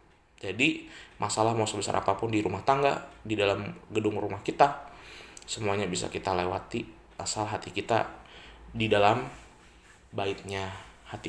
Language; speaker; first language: Indonesian; native; Indonesian